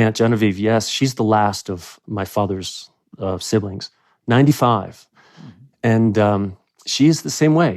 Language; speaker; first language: English; native; English